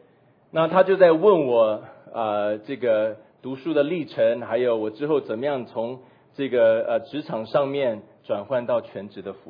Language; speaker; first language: Chinese; native; Chinese